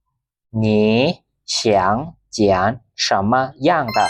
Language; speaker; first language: Chinese; non-native, learner; Lao